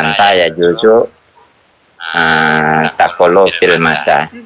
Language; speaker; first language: Arabic; non-native, learner; Indonesian